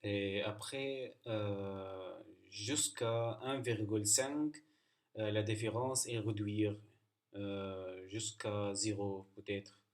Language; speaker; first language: French; non-native, learner; Arabic